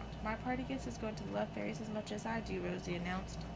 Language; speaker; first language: English; native; English